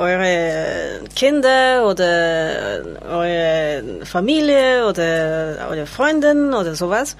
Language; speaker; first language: German; non-native, learner; Spanish